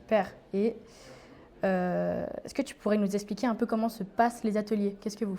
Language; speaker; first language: French; native; French